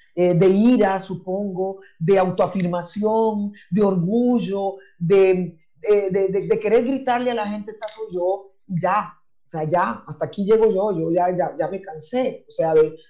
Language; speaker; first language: Spanish; non-native, local second language; English